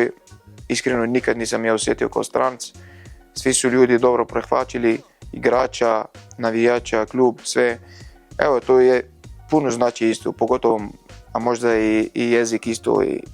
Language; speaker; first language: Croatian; non-native, learner; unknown